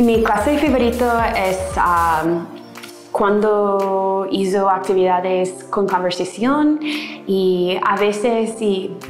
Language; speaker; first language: Spanish; non-native, learner; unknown